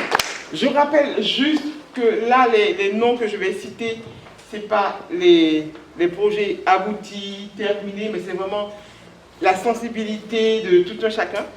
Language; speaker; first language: French; native; French